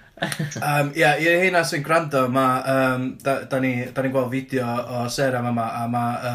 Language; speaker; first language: Welsh; native; Welsh